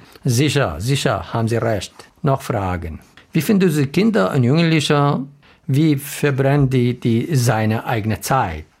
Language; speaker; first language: German; non-native, learner; Arabic